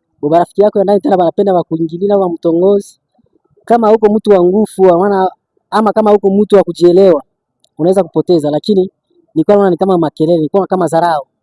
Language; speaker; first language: Swahili; native; Swahili